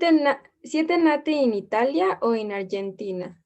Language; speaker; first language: Italian; non-native, learner; Spanish